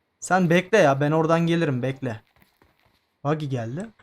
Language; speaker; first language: Turkish; native; Turkish